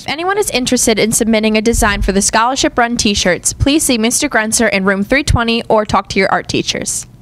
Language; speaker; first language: English; native; English